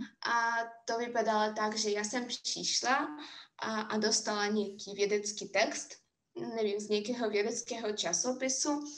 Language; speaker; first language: Czech; non-native, fluent; Russian